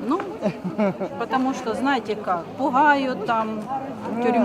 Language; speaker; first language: Russian; native; Russian